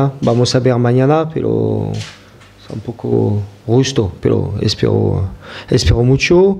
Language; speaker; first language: Spanish; non-native, fluent; French